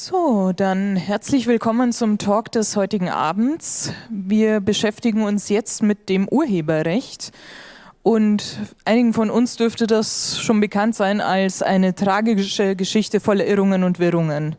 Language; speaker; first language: German; native; German